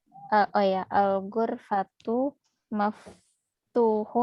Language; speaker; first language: Arabic; non-native, learner; Indonesian